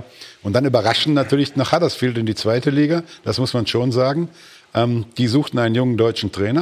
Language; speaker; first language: German; native; German